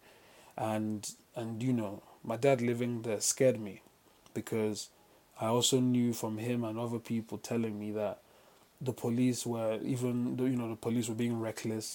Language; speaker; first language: English; non-native, local second language; Yoruba